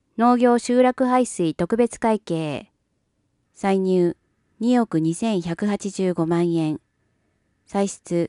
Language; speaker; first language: Japanese; native; Japanese